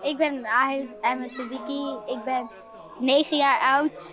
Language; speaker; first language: Dutch; early bilingual, other home language; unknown